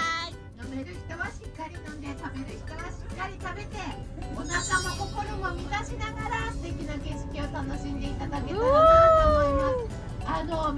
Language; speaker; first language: Japanese; native; Japanese